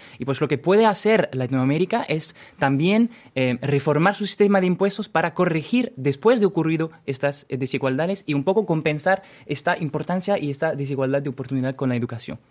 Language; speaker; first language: Spanish; non-native, fluent; French